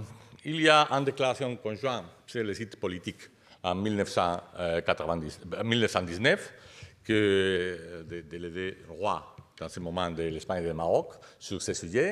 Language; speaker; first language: French; non-native, fluent; Spanish